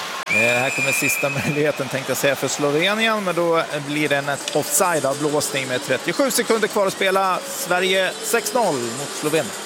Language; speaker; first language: Swedish; native; Swedish